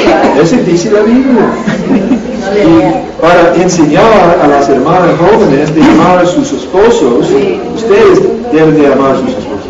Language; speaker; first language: Spanish; non-native, learner; English